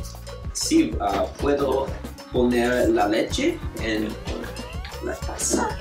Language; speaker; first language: Spanish; non-native, learner; English